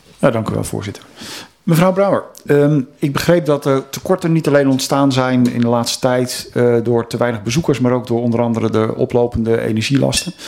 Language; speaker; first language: Dutch; native; Dutch